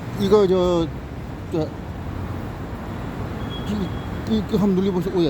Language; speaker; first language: Korean; native; Korean